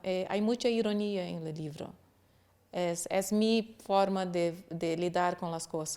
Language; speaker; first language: Spanish; non-native, learner; Portuguese